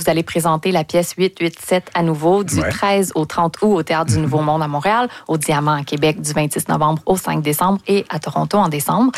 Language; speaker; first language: French; native; French